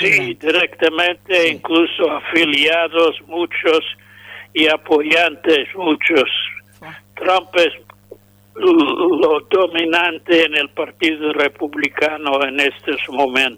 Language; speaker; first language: Spanish; non-native, fluent; English